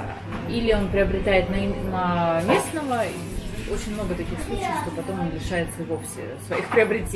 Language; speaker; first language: Russian; native; Russian